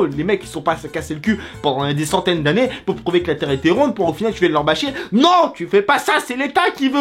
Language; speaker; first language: French; native; French